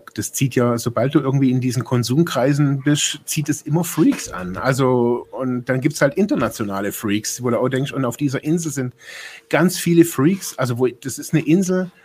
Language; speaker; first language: German; native; German